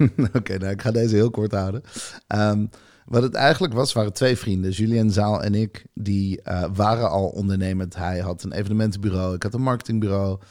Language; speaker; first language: Dutch; early bilingual, other home language; Hebrew